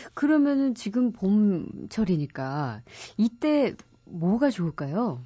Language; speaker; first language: Korean; native; Korean